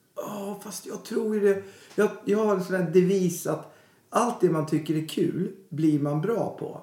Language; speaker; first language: Swedish; native; Swedish